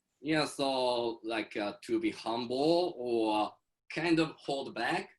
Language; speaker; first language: English; non-native, learner; Japanese